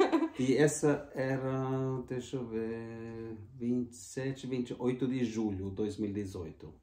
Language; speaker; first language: Portuguese; non-native, fluent; Norwegian